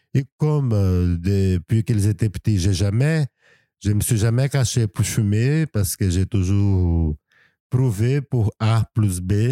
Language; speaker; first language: French; non-native, fluent; Portuguese